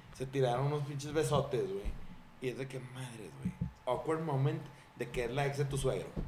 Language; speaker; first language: Spanish; native; Spanish